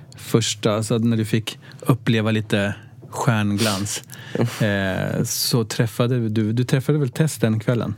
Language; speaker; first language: Swedish; native; Swedish